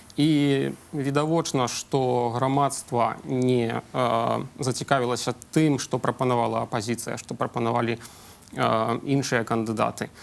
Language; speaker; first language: Belarusian; non-native, local second language; Russian